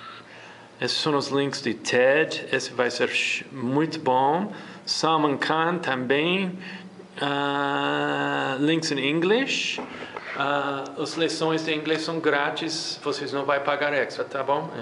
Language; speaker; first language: Portuguese; non-native, fluent; English